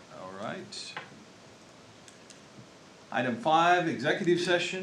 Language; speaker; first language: English; native; English